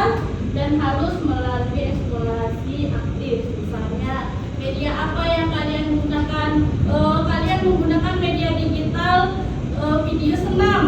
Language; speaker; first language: Indonesian; native; Indonesian